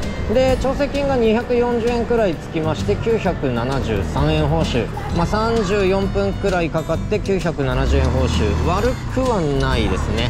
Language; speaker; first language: Japanese; native; Japanese